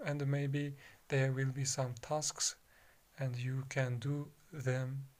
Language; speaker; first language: English; non-native, fluent; Kazakh